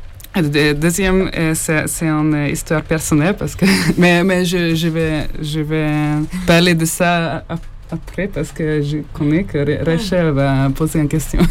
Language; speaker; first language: French; non-native, learner; Hungarian